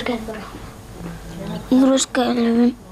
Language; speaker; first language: Russian; non-native, learner; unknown